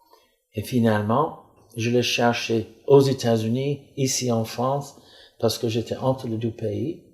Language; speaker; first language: French; non-native, fluent; English